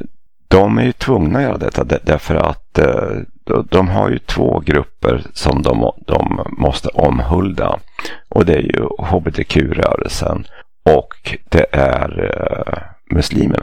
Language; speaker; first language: Swedish; native; Swedish